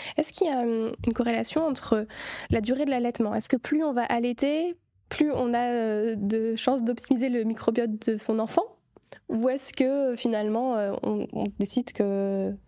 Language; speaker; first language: French; native; French